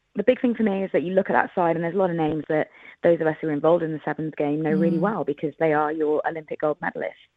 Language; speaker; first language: English; native; English